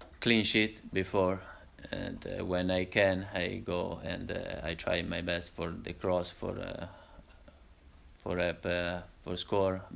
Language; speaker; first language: English; non-native, learner; Italian